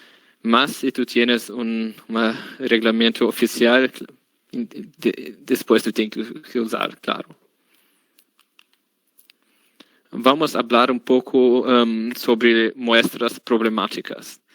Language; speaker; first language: Spanish; non-native, learner; German